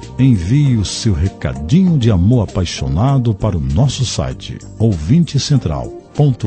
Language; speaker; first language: Portuguese; native; Portuguese